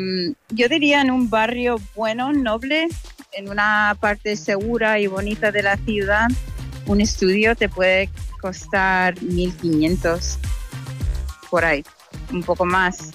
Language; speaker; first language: Spanish; non-native, fluent; English